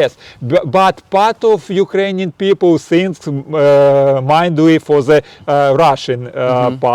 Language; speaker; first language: English; non-native, learner; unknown